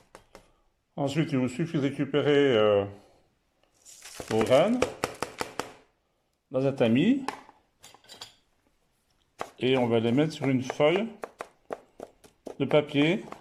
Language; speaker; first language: French; native; French